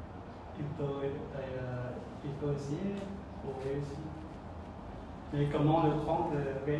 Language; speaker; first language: French; non-native, learner; Khmer